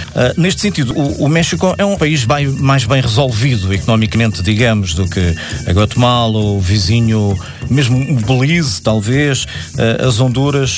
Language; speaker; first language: Portuguese; native; Portuguese